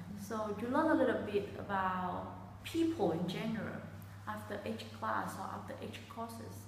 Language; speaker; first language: English; non-native, fluent; Vietnamese